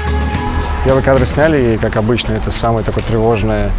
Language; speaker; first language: Russian; native; Russian